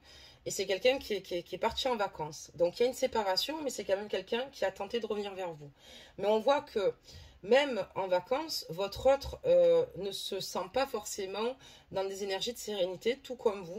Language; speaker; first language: French; native; French